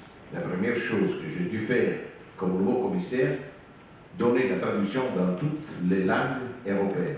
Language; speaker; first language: French; non-native, fluent; Italian